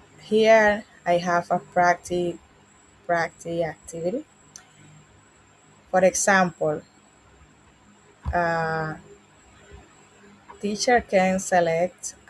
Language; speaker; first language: English; non-native, learner; Spanish